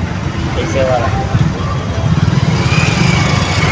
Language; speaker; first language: Hindi; non-native, local second language; Mizo